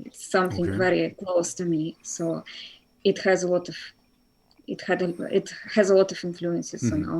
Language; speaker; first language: English; non-native, fluent; Russian